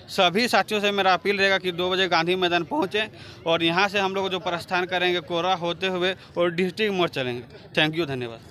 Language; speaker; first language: Hindi; non-native, local second language; Magahi